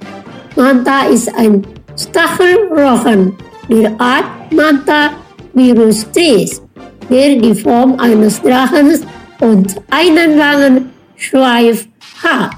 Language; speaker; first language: German; non-native, fluent; Indonesian